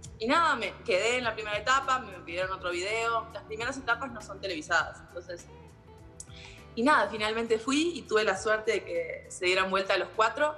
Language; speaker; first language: Spanish; native; Spanish